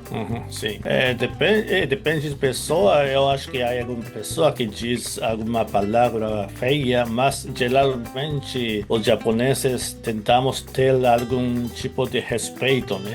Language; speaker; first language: Portuguese; non-native, fluent; Japanese